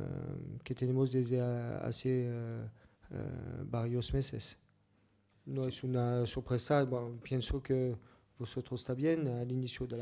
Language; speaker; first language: Spanish; non-native, fluent; French